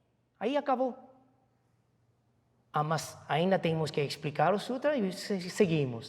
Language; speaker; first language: Portuguese; non-native, fluent; Chinese